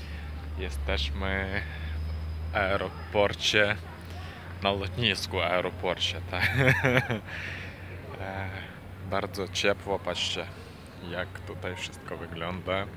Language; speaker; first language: Polish; non-native, fluent; Ukrainian